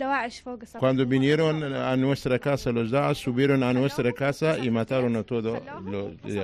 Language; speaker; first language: Spanish; non-native, fluent; Arabic